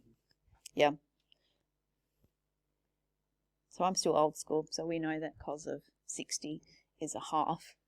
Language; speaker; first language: English; native; English